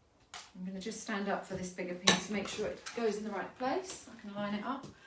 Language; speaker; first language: English; native; English